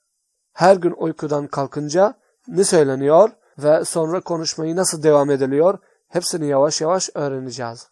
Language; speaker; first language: Turkish; non-native, fluent; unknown